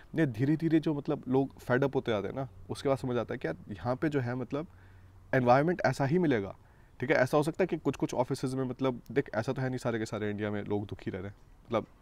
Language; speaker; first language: Hindi; native; Hindi